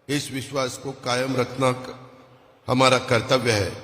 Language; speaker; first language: Hindi; non-native, local second language; Marathi